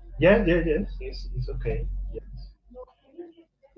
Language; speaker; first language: English; non-native, learner; Spanish